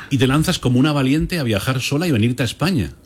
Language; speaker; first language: Spanish; native; Spanish